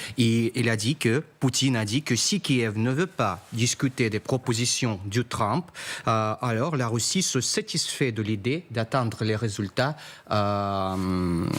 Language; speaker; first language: French; non-native, fluent; Russian